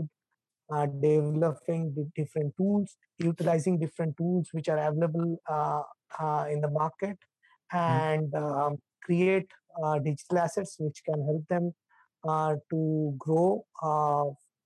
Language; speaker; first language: English; non-native, local second language; Bangla